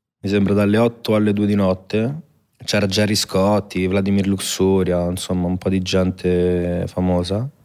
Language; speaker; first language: Italian; native; Italian